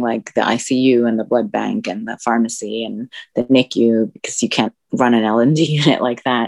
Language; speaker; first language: English; early bilingual, other home language; Spanish